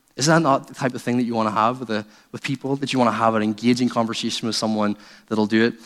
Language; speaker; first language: English; native; English